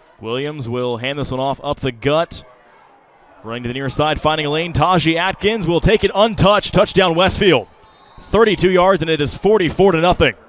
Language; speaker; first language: English; native; English